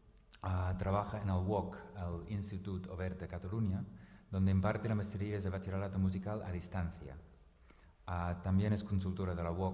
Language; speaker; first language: Spanish; non-native, local second language; Catalan